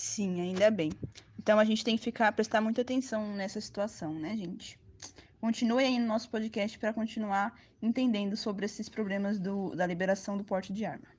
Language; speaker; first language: Portuguese; native; Portuguese